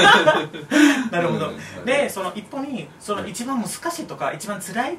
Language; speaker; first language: Japanese; non-native, fluent; Spanish